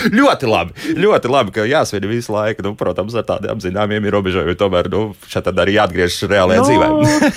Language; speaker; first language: Latvian; native; Latvian